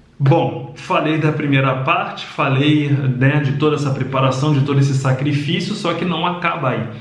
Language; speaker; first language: Portuguese; native; Portuguese